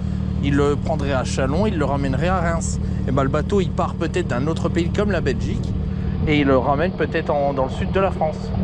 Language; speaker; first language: French; native; French